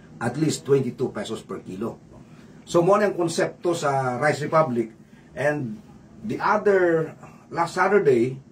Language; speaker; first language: Cebuano; non-native, local second language; Hiligaynon